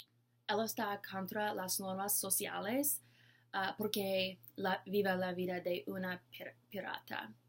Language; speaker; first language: Spanish; non-native, learner; English